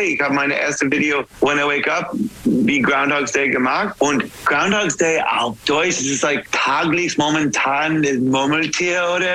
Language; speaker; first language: German; non-native, learner; English